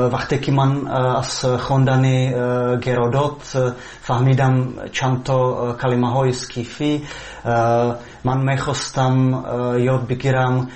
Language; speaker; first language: Persian; non-native, fluent; Slovak